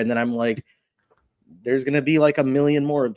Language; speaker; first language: English; native; English